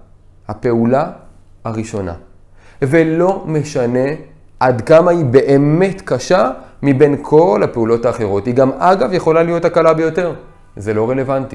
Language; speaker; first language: Hebrew; native; Hebrew